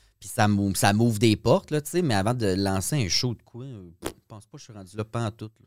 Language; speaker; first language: French; native; French